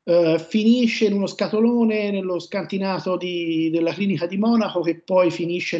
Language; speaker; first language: Italian; native; Italian